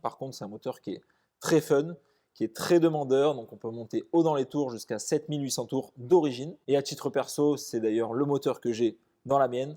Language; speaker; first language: French; native; French